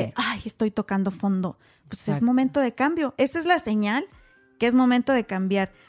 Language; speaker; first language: Spanish; native; Spanish